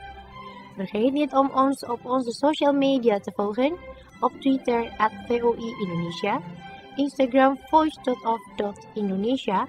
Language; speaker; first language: Dutch; non-native, fluent; Indonesian